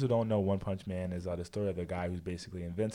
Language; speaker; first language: English; native; English